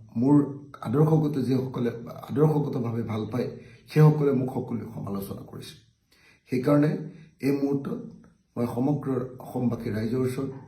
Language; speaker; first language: Assamese; native; Assamese